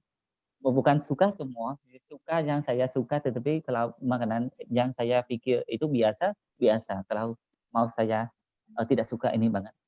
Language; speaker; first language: Indonesian; non-native, learner; Khmer